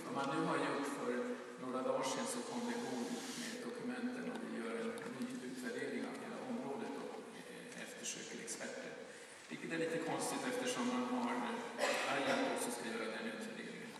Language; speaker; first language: Swedish; native; Swedish